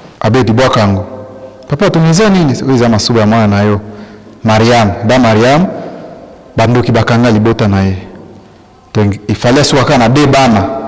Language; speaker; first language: Lingala; non-native, local second language; Swahili